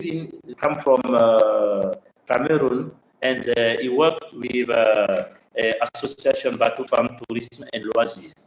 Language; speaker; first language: English; non-native, learner; French